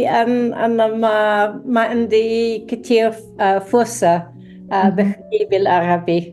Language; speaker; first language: Arabic; non-native, learner; English